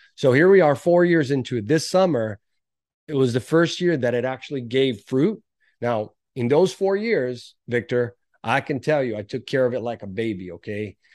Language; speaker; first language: English; early bilingual, other home language; Portuguese